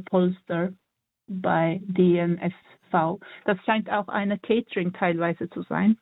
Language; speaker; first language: German; non-native, fluent; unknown